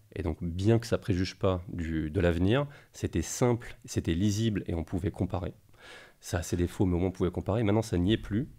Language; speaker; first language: French; native; French